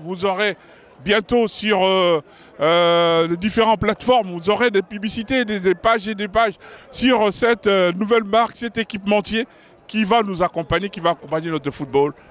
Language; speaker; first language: French; non-native, local second language; Lingala